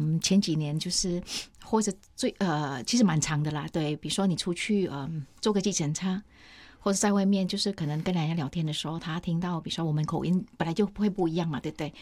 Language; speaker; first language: Chinese; non-native, fluent; Indonesian